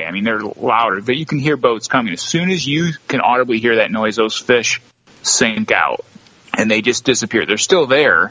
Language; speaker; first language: English; native; English